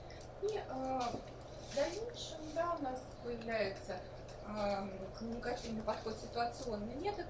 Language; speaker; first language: Russian; native; Russian